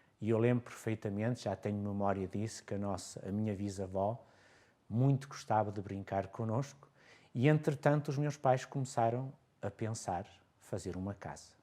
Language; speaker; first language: Portuguese; native; Portuguese